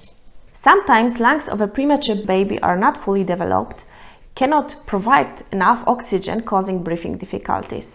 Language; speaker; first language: English; non-native, fluent; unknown